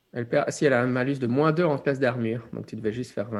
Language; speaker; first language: French; native; French